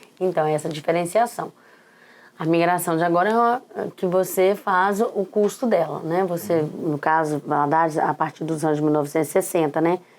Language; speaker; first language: Portuguese; native; Portuguese